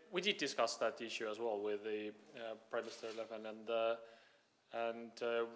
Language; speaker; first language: English; non-native, fluent; Estonian